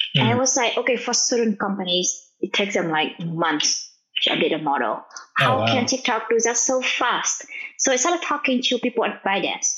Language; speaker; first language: English; non-native, fluent; Vietnamese